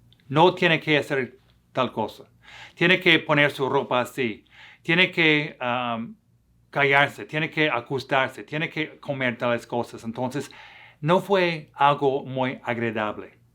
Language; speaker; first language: Spanish; non-native, fluent; English